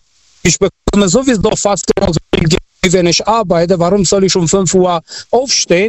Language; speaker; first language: German; non-native, local second language; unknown